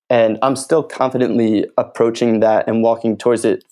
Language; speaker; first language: English; native; English